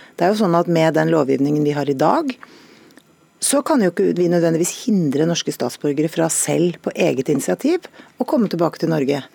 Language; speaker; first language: Norwegian; native; Norwegian